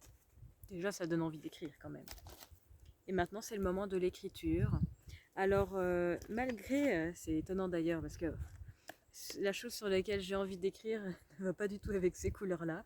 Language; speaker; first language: French; native; French